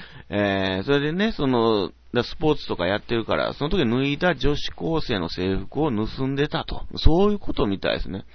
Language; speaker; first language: Japanese; native; Japanese